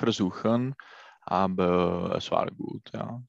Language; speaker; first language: German; non-native, learner; Czech